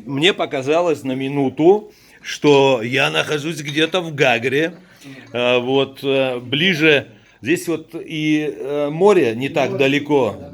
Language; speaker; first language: Russian; native; Russian